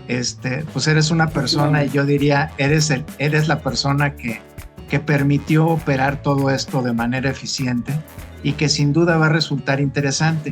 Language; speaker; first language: Spanish; native; Spanish